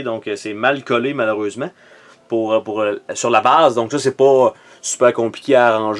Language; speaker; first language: French; native; French